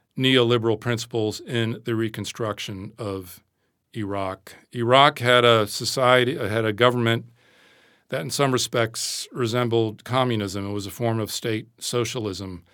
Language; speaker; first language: English; native; English